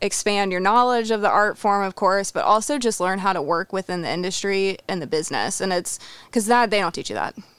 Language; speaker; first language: English; native; English